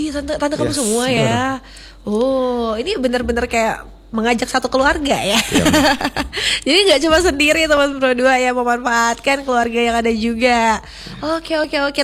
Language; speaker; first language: Indonesian; native; Indonesian